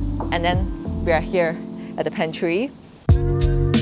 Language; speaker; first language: English; non-native, local second language; Chinese